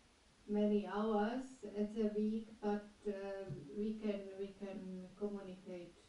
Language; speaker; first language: English; non-native, learner; German